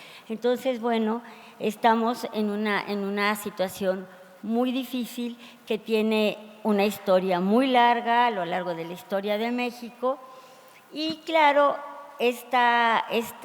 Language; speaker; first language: Spanish; native; Spanish